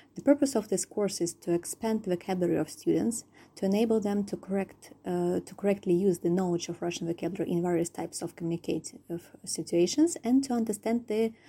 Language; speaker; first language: English; non-native, fluent; Russian